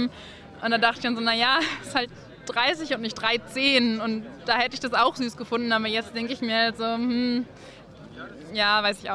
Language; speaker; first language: German; native; German